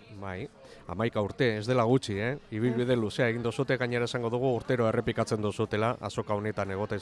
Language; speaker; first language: Basque; native; Basque